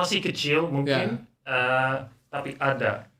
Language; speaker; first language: Indonesian; non-native, learner; English